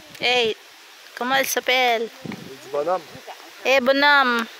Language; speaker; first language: French; non-native, learner; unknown